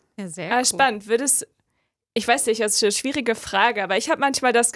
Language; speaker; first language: German; native; German